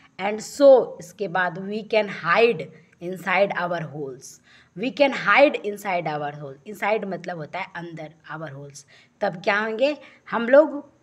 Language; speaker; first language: Hindi; native; Hindi